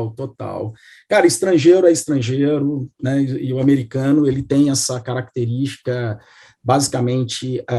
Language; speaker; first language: Portuguese; native; Portuguese